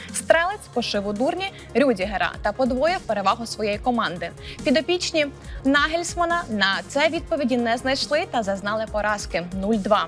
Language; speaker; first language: Ukrainian; native; Ukrainian